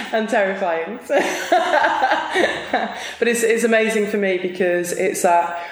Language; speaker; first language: English; native; English